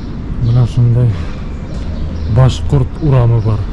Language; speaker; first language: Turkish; non-native, learner; Bashkir